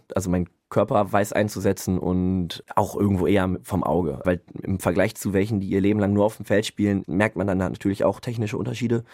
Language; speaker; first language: German; native; German